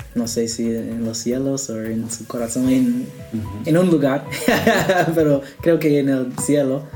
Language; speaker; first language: Spanish; non-native, learner; English